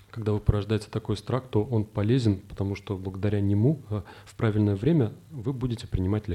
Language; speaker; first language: Russian; native; Russian